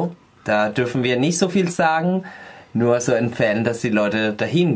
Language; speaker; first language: German; non-native, fluent; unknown